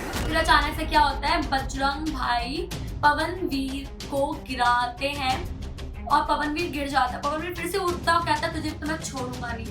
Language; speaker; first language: Hindi; native; Hindi